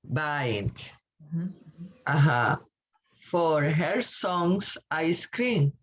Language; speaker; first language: English; non-native, learner; Spanish